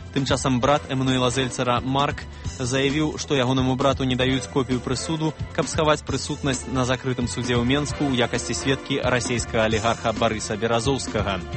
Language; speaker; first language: Belarusian; native; Belarusian